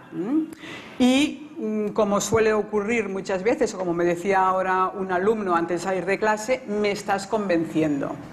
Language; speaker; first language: Spanish; native; Spanish